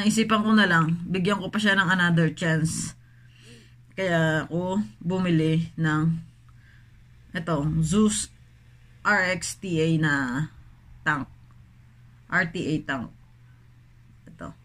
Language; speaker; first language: Filipino; native; Filipino